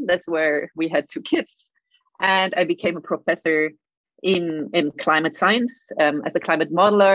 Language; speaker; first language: English; non-native, fluent; German